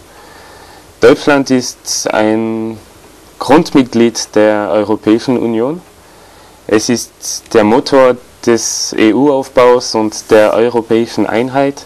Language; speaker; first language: German; non-native, fluent; French